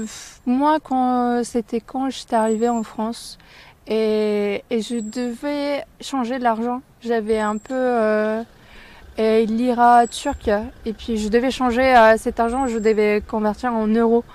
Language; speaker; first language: French; non-native, fluent; Turkish